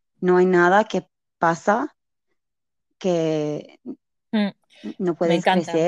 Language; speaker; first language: Spanish; non-native, learner; English